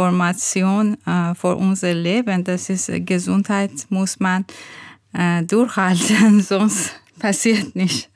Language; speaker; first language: German; non-native, learner; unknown